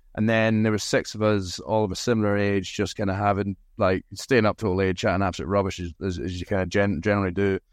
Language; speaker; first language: English; native; English